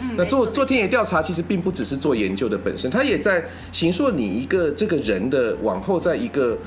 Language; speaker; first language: Chinese; native; Chinese